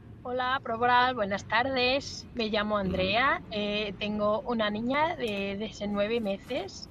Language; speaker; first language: Spanish; non-native, learner; Portuguese